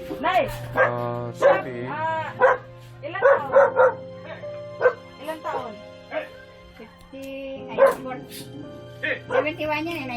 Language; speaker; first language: Filipino; non-native, learner; Korean